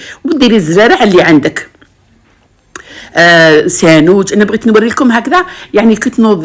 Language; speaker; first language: Arabic; native; Arabic